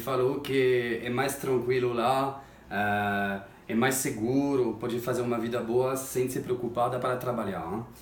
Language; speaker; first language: Portuguese; non-native, fluent; French